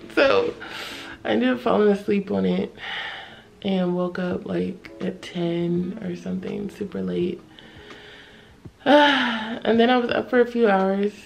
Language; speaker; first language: English; native; English